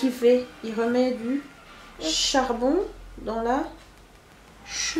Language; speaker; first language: French; native; French